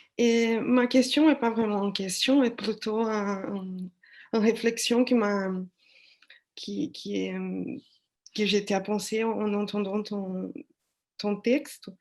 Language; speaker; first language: French; non-native, fluent; Portuguese